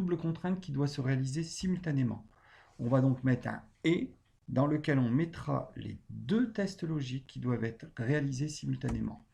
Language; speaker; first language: French; native; French